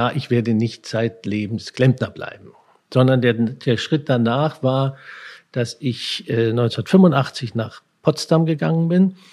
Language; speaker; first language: German; native; German